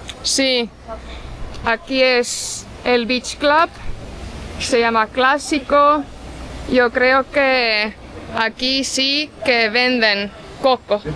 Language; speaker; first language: Spanish; non-native, fluent; Estonian